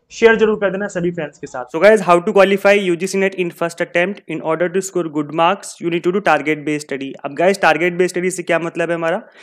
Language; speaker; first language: Hindi; native; Hindi